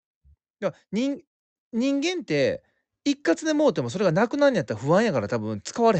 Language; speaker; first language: Japanese; native; Japanese